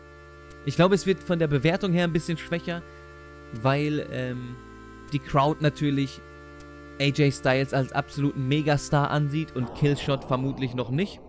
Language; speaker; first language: German; native; German